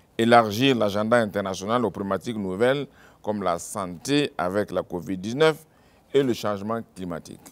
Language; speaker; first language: French; non-native, local second language; Mossi